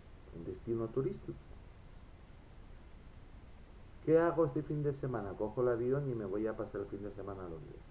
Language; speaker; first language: Spanish; native; Spanish